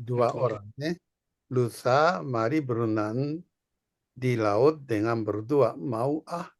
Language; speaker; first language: Indonesian; non-native, fluent; Japanese